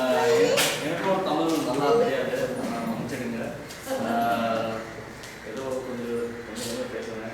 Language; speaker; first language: Tamil; non-native, local second language; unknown